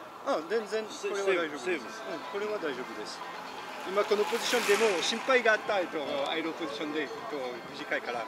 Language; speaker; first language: Japanese; non-native, learner; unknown